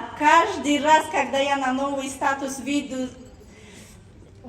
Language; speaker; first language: Russian; non-native, fluent; Tajik